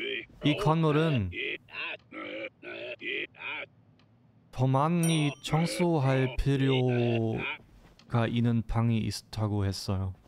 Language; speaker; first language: Korean; non-native, fluent; German